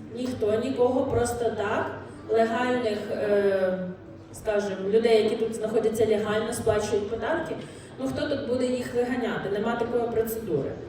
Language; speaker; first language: Ukrainian; non-native, local second language; Russian